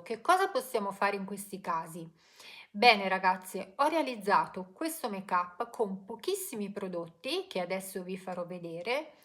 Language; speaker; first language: Italian; native; Italian